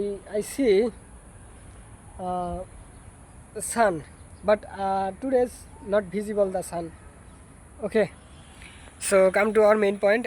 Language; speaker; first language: English; non-native, learner; Bangla